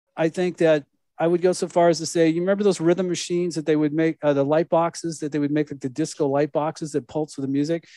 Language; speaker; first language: English; native; English